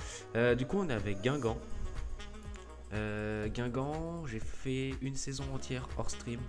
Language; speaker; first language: French; native; French